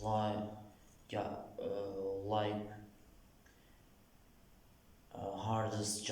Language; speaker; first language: English; non-native, learner; Turkish